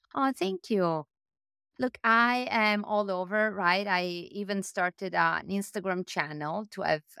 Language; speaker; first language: English; non-native, fluent; Italian